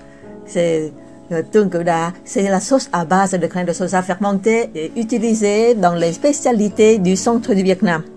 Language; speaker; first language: French; non-native, fluent; Vietnamese